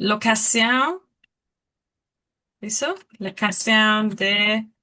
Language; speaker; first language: Portuguese; non-native, learner; English